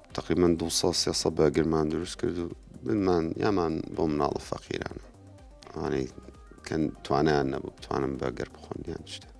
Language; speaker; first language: Central Kurdish; early bilingual, heritage; Central Kurdish